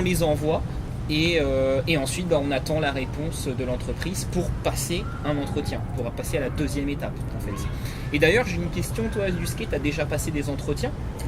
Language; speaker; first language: French; native; French